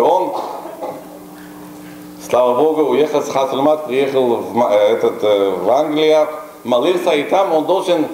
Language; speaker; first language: Russian; non-native, local second language; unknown